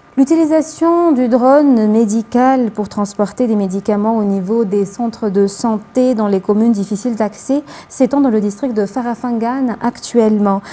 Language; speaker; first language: French; non-native, local second language; Malagasy